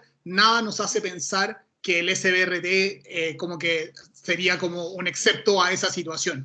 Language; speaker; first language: Spanish; native; Spanish